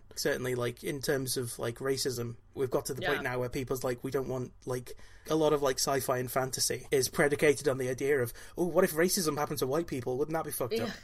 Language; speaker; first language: English; native; English